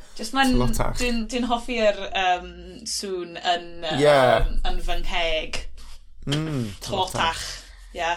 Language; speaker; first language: Welsh; non-native, local second language; English